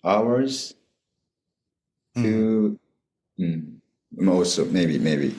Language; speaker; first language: English; non-native, learner; Japanese